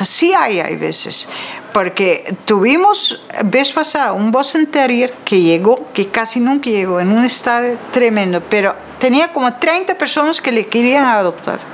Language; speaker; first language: Spanish; non-native, fluent; Dutch